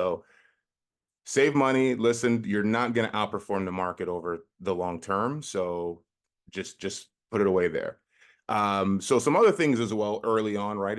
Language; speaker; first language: English; native; English